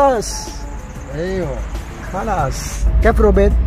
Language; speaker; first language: Arabic; non-native, learner; Bangla